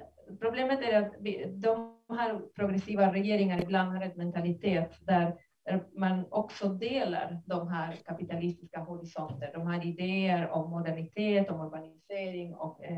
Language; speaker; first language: Swedish; non-native, fluent; Spanish